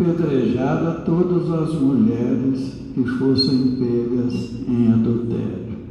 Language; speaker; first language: Portuguese; native; Portuguese